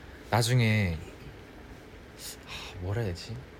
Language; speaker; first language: Korean; native; Korean